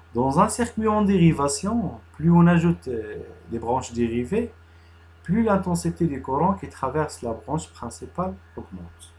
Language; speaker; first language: French; non-native, local second language; Arabic